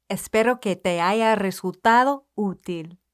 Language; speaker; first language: Spanish; non-native, fluent; English